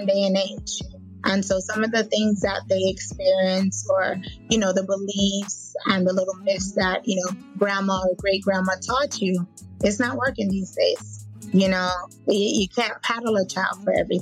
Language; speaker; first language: English; native; English